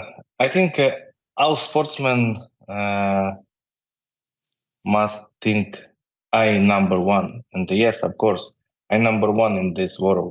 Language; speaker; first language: English; non-native, learner; Ukrainian